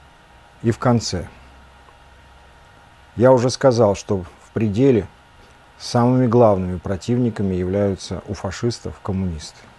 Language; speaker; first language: Russian; native; Russian